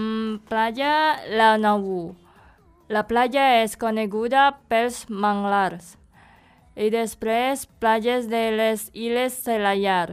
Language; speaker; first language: Catalan; non-native, learner; Indonesian